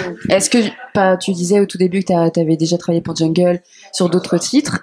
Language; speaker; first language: French; native; French